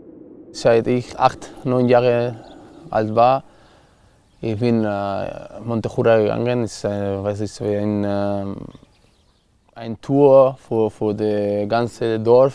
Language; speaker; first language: German; non-native, learner; Spanish